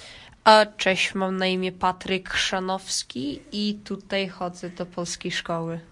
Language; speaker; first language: Polish; early bilingual, heritage; Polish